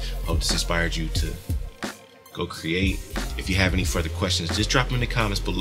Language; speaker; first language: English; native; English